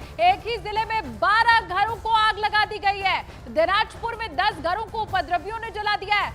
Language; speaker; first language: Hindi; native; Hindi